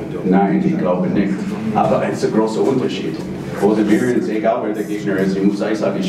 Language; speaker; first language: German; non-native, fluent; English